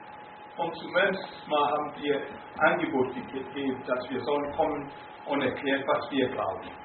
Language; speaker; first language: German; non-native, fluent; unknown